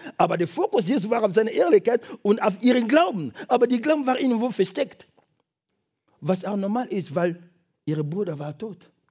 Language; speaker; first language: German; non-native, fluent; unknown